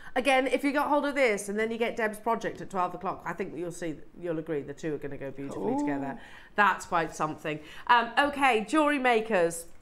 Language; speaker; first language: English; native; English